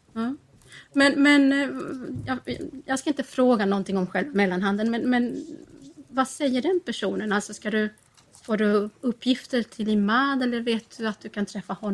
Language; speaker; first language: Swedish; native; Swedish